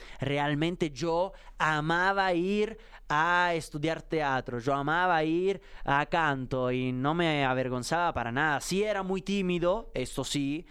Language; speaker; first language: Spanish; non-native, fluent; Italian